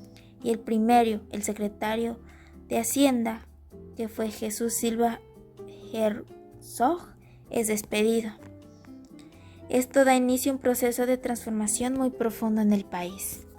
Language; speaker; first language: Spanish; native; Spanish